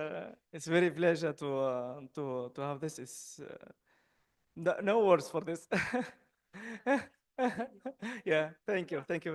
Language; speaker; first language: English; non-native, fluent; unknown